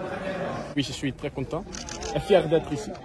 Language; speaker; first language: French; non-native, learner; Dutch